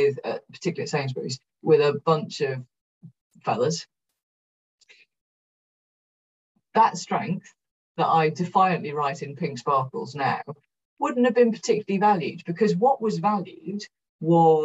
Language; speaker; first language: English; native; English